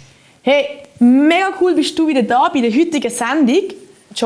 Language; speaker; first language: German; native; German